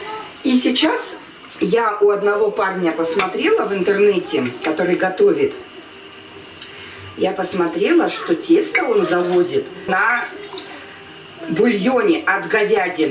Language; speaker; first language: Russian; native; Russian